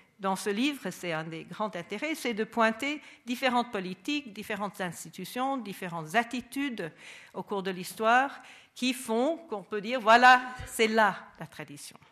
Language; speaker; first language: French; non-native, fluent; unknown